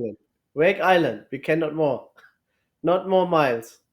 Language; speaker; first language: English; non-native, learner; German